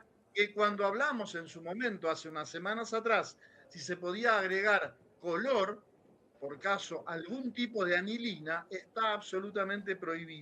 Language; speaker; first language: Spanish; native; Spanish